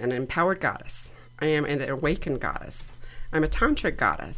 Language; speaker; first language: English; native; English